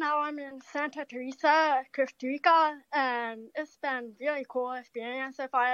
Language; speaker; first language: English; native; English